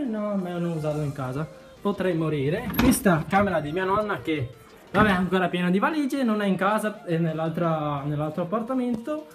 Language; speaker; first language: Italian; early bilingual, other home language; Chinese